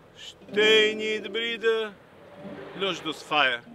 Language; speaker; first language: German; non-native, learner; Russian